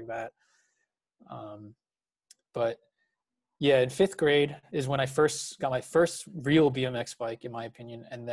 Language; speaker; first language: English; native; English